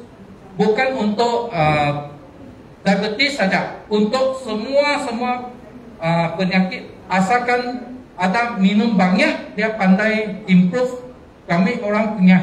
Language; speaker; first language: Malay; non-native, local second language; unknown